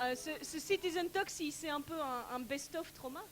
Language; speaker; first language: French; native; French